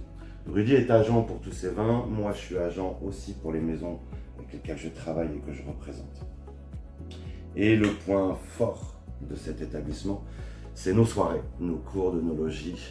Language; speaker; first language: French; native; French